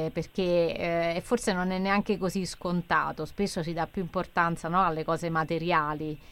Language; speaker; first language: Italian; native; Italian